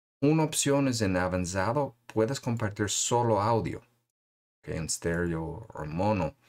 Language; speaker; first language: Spanish; non-native, fluent; English